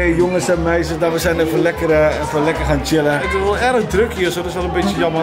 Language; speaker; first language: Dutch; native; Dutch